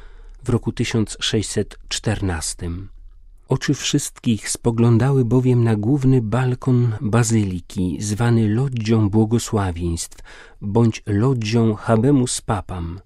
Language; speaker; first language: Polish; native; Polish